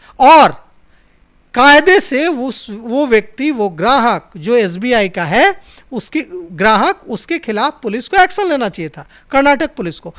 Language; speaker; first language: Hindi; native; Hindi